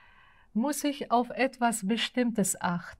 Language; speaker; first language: German; non-native, fluent; Uzbek